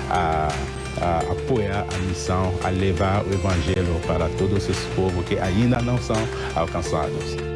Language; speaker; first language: Portuguese; non-native, fluent; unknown